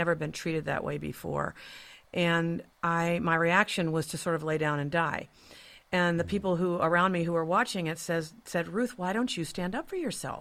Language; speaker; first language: English; native; English